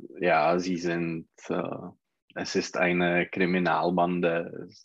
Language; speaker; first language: German; non-native, learner; Czech